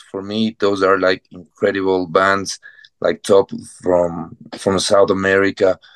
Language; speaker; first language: English; non-native, fluent; Spanish